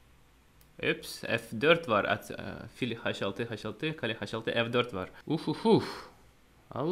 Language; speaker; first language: Turkish; non-native, fluent; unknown